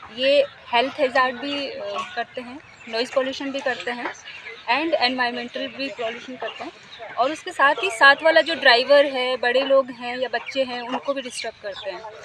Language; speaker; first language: Hindi; native; Hindi